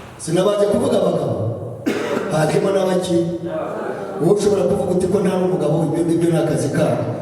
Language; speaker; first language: Kinyarwanda; early bilingual, heritage; Kinyarwanda